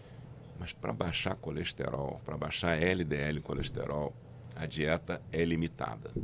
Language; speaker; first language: Portuguese; native; Portuguese